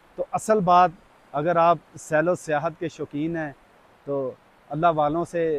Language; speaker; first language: Urdu; native; Urdu